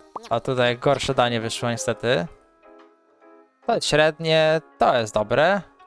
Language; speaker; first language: Polish; native; Polish